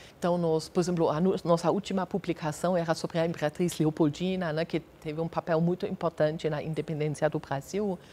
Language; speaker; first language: Portuguese; non-native, fluent; German